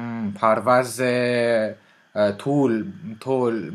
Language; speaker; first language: Persian; non-native, learner; French